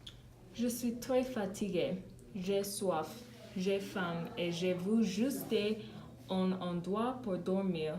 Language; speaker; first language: French; non-native, learner; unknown